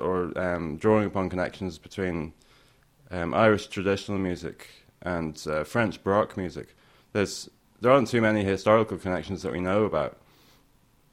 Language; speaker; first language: English; native; English